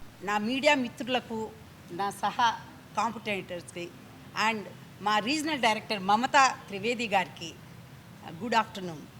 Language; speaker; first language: Telugu; native; Telugu